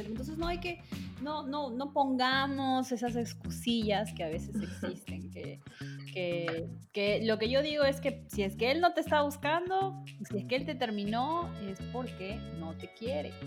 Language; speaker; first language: Spanish; native; Spanish